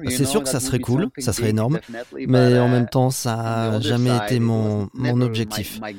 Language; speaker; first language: French; non-native, fluent; Polish